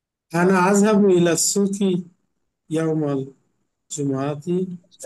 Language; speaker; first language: Arabic; non-native, learner; Bangla